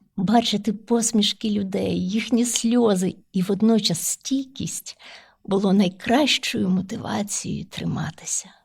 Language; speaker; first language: Ukrainian; non-native, local second language; Russian